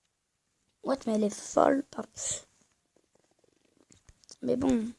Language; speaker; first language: French; native; French